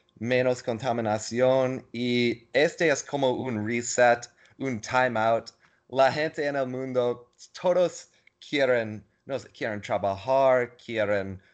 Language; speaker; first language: Spanish; non-native, learner; English